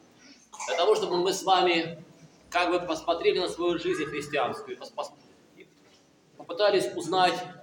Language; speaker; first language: Russian; native; Russian